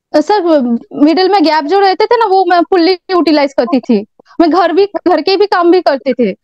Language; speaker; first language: Hindi; non-native, local second language; Bangla